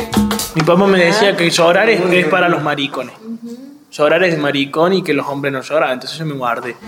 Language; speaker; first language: Spanish; native; Spanish